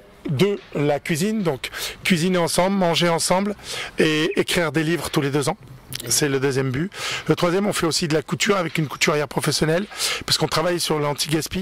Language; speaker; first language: French; native; French